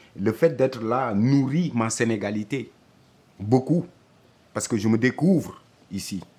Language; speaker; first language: French; non-native, local second language; Wolof